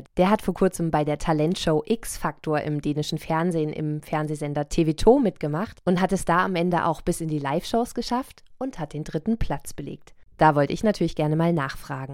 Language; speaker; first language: German; native; German